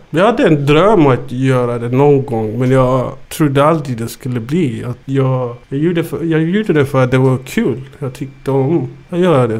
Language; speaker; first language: Swedish; early bilingual, other home language; Amharic